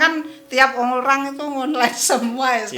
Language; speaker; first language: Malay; non-native, local second language; Javanese